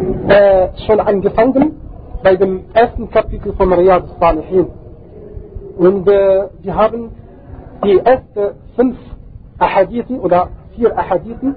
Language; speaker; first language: German; non-native, fluent; Arabic